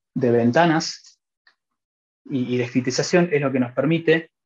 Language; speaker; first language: Spanish; native; Spanish